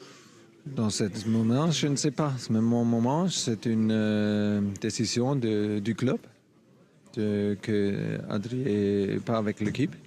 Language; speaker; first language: French; non-native, fluent; German